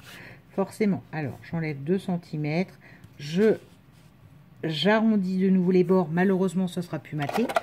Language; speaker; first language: French; native; French